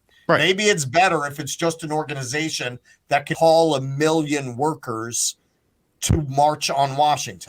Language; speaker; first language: English; native; English